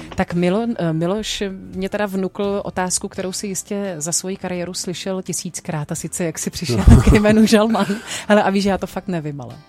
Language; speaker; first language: Czech; native; Czech